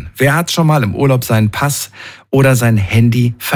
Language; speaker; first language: German; native; German